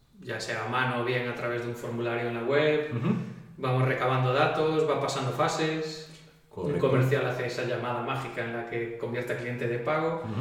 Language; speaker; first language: Spanish; native; Spanish